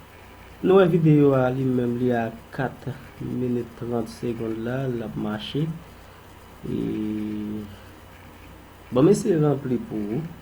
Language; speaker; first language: French; non-native, learner; Haitian Creole